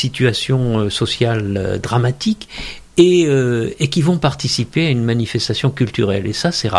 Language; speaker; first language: French; native; French